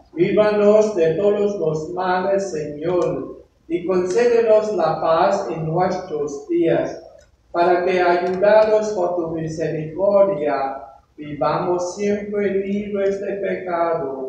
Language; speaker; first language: Spanish; non-native, learner; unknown